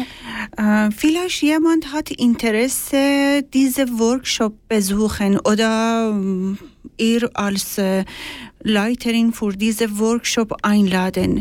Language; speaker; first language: German; non-native, learner; Persian